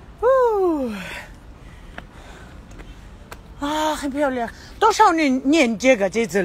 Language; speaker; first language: Chinese; non-native, learner; Russian